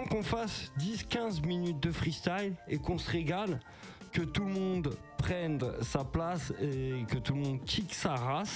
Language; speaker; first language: French; native; French